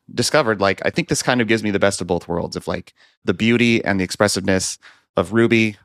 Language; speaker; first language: English; native; English